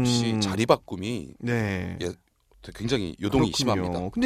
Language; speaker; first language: Korean; native; Korean